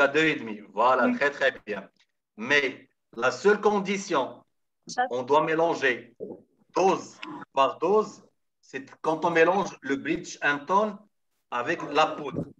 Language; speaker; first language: French; non-native, local second language; Arabic